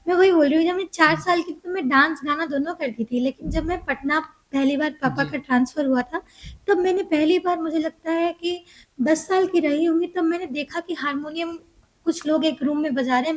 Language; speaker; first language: Hindi; native; Hindi